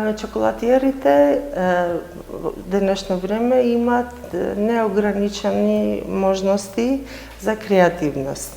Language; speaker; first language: Macedonian; non-native, fluent; Armenian